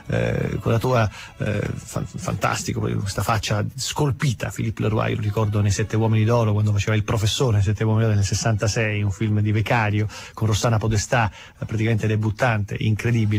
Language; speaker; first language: Italian; native; Italian